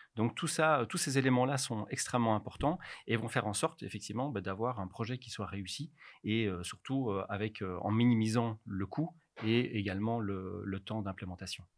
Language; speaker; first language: French; native; French